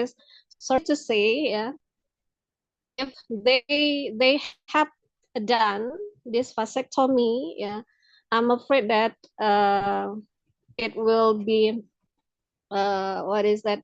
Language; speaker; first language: English; non-native, local second language; Indonesian